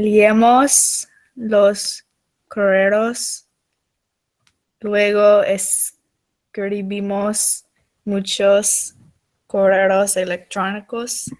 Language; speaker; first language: Spanish; non-native, learner; English